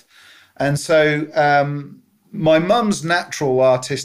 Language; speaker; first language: English; native; English